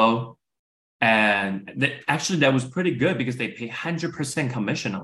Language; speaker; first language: English; non-native, fluent; Chinese